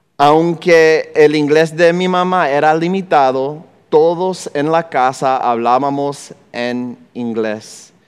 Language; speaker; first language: Spanish; non-native, fluent; English